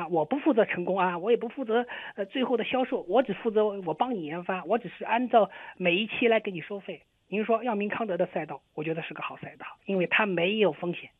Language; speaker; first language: Chinese; native; Chinese